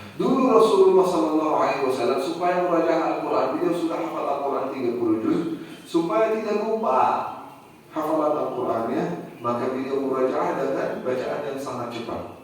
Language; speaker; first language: Indonesian; non-native, fluent; Arabic